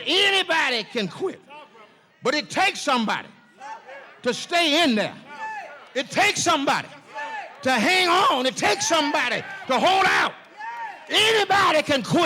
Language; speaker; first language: English; native; English